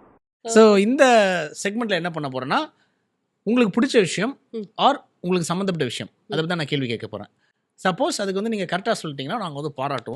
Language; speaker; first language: Tamil; native; Tamil